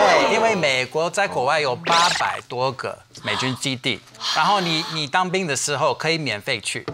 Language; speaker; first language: Chinese; non-native, fluent; English